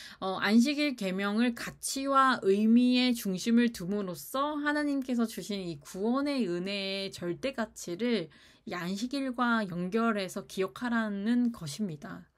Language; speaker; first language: Korean; native; Korean